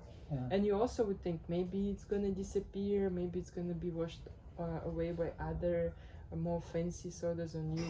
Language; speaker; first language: English; non-native, fluent; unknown